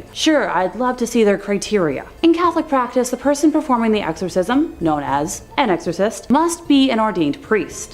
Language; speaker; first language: English; native; English